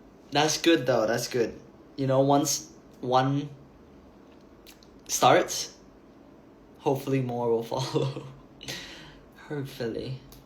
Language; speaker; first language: English; native; English